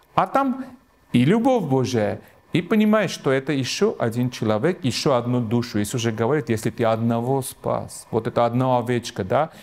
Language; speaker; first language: Russian; non-native, local second language; Armenian